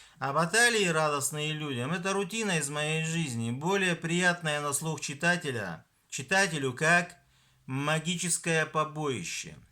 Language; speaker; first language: Russian; non-native, local second language; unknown